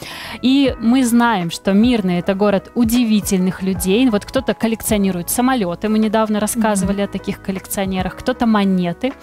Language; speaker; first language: Russian; native; Russian